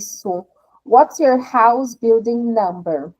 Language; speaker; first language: English; non-native, fluent; Portuguese